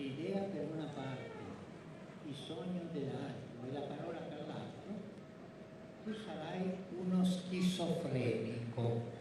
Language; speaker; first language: Italian; early bilingual, heritage; Spanish